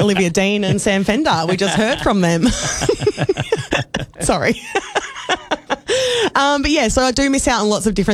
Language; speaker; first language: English; native; English